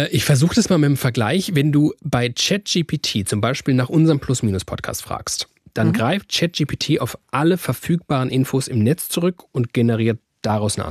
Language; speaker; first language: German; native; German